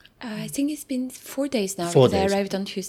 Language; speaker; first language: English; non-native, fluent; French